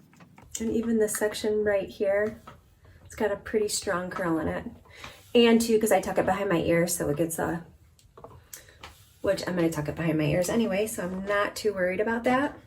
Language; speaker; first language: English; native; English